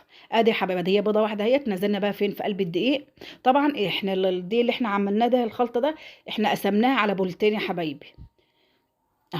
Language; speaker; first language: Arabic; native; Arabic